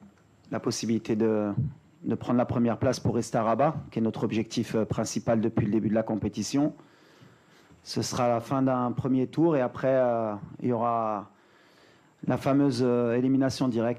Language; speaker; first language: French; native; French